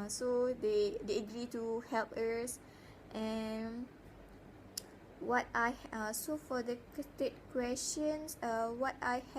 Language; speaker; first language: English; non-native, learner; Malay